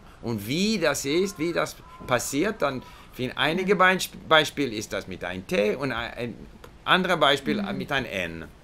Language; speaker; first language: German; non-native, learner; English